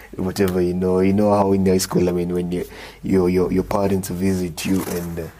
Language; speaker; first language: English; non-native, local second language; Luo (Kenya and Tanzania)